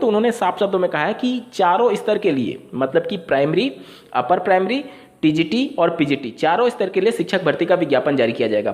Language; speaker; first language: Hindi; native; Hindi